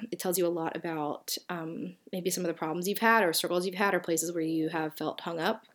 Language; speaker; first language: English; native; English